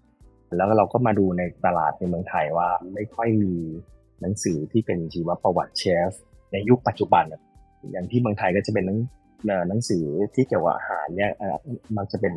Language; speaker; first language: Thai; native; Thai